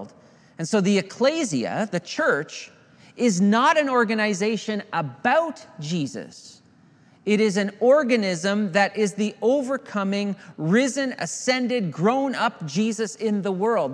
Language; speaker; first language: English; native; English